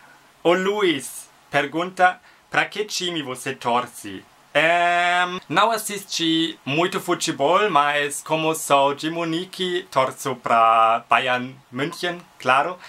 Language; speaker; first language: Portuguese; non-native, fluent; German